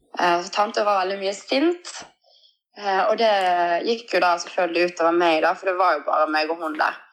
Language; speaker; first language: Norwegian; early bilingual, other home language; Portuguese